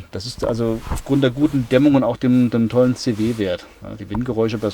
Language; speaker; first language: German; native; German